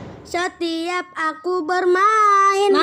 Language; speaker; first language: Indonesian; non-native, local second language; Sundanese